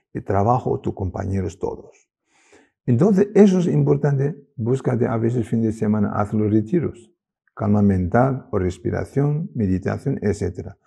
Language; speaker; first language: Spanish; non-native, learner; Tibetan